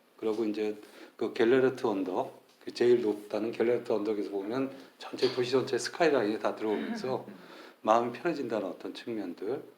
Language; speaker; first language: Korean; native; Korean